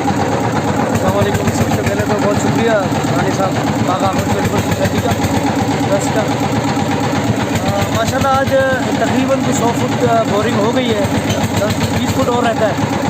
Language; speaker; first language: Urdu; non-native, local second language; Baluchi